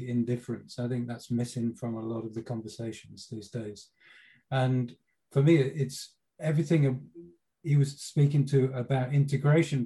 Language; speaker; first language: English; native; English